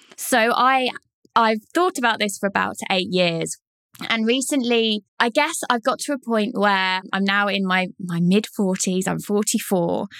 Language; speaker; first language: English; native; English